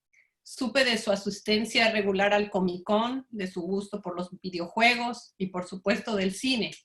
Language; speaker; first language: Spanish; native; Spanish